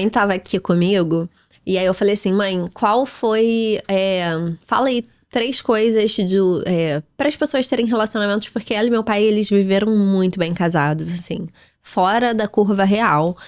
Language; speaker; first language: Portuguese; native; Portuguese